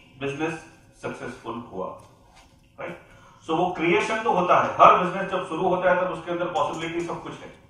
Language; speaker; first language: Hindi; non-native, local second language; Gujarati